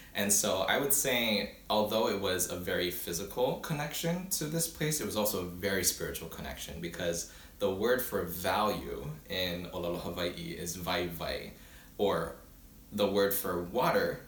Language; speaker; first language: English; early bilingual, other home language; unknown